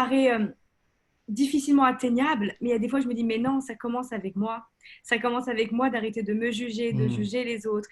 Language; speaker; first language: French; native; French